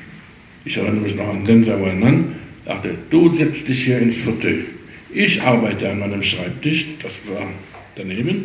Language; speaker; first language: German; early bilingual, heritage; German